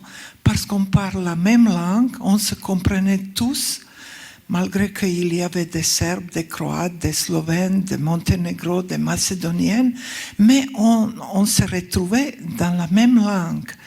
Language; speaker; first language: French; non-native, fluent; Croatian